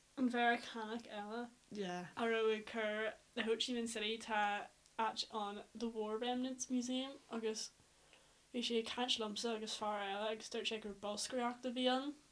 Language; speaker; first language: Irish; non-native, local second language; English